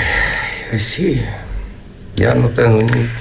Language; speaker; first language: Spanish; non-native, learner; Ukrainian